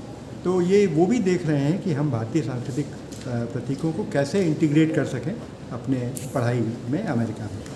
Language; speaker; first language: Hindi; native; Hindi